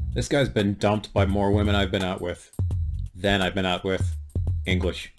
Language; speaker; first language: English; native; English